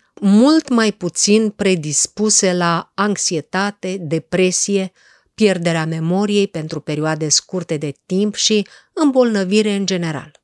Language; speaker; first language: Romanian; native; Romanian